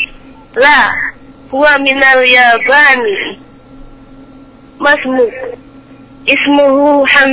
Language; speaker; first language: Arabic; non-native, learner; Indonesian